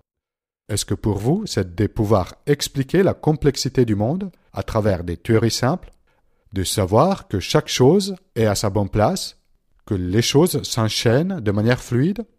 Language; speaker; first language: French; non-native, fluent; Italian